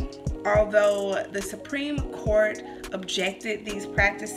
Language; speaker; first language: English; native; English